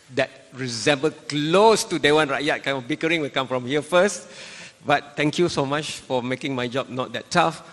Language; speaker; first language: English; non-native, local second language; Malay